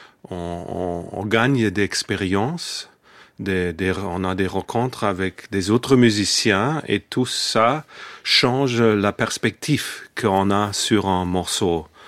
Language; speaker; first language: French; non-native, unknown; German